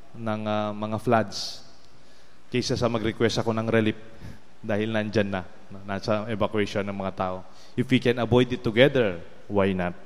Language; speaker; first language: Filipino; non-native, local second language; Pampanga